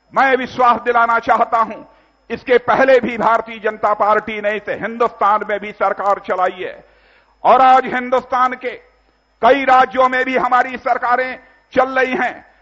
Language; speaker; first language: Hindi; native; Hindi